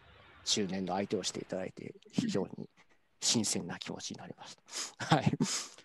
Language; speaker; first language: Japanese; native; Japanese